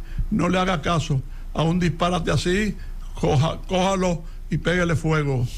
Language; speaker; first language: Spanish; native; Spanish